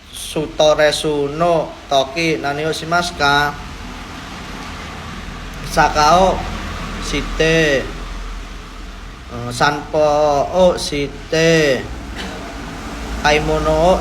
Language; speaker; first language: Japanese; non-native, learner; Indonesian